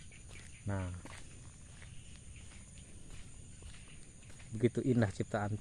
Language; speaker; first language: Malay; non-native, local second language; Sundanese